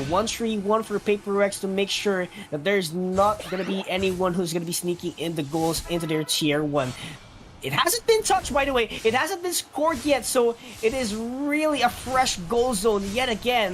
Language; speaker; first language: English; non-native, local second language; Filipino